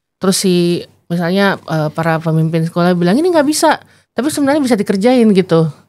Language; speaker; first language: Indonesian; native; Indonesian